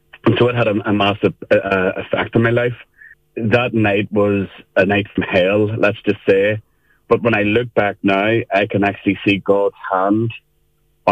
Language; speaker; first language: English; native; English